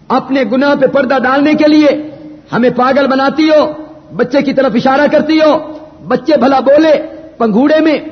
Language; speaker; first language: Urdu; non-native, local second language; Punjabi